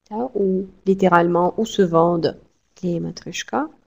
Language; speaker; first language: French; non-native, fluent; Russian